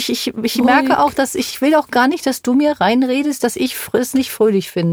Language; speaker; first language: German; native; German